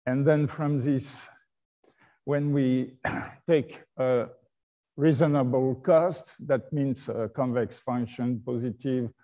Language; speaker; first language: English; non-native, fluent; French